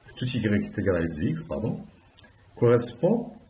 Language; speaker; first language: French; non-native, local second language; Arabic